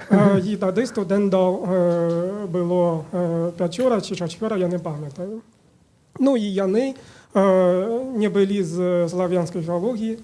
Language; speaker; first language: Ukrainian; non-native, fluent; Chinese